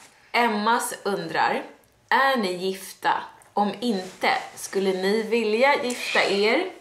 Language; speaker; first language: Swedish; native; Swedish